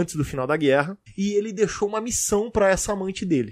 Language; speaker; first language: Portuguese; native; Portuguese